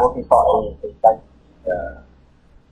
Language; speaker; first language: English; non-native, learner; Vietnamese